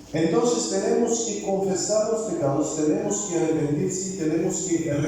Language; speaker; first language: Spanish; non-native, fluent; Bulgarian